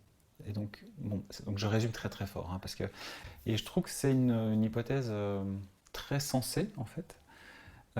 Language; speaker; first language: French; native; French